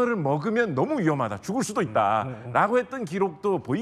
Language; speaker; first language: Korean; native; Korean